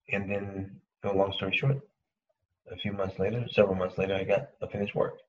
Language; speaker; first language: English; native; English